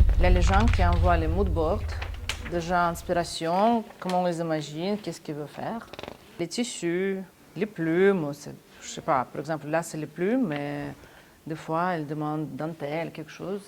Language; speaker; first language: French; non-native, fluent; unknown